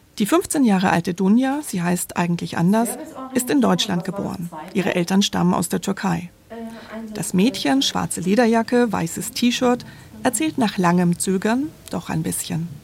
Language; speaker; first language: German; native; German